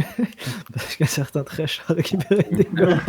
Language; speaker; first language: French; native; French